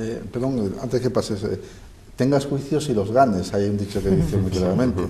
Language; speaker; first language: Spanish; native; Spanish